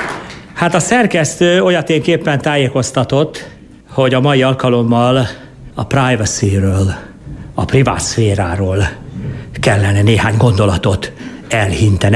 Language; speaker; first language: Hungarian; native; Hungarian